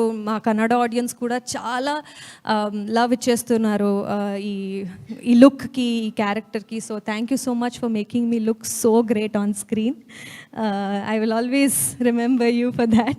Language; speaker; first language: Telugu; non-native, learner; Kannada